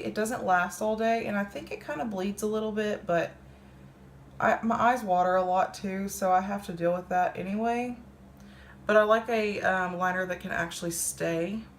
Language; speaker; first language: English; native; English